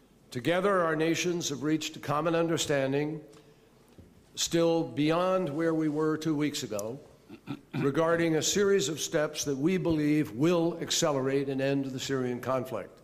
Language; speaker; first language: English; native; English